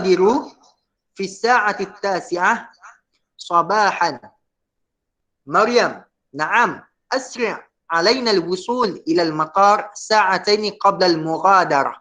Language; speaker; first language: Arabic; non-native, fluent; Malay